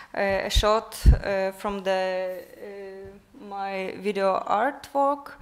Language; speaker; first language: English; non-native, learner; Ukrainian